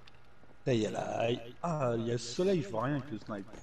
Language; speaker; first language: French; native; French